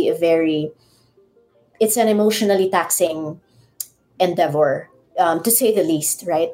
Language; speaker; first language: English; non-native, local second language; Iloko